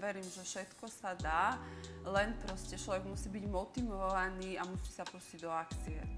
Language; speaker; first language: Slovak; early bilingual, other home language; Serbian